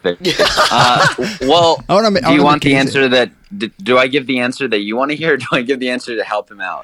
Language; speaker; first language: English; native; English